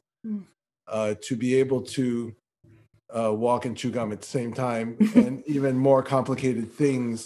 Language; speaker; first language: English; native; English